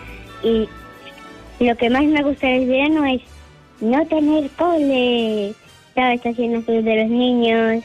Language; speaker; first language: Spanish; native; Spanish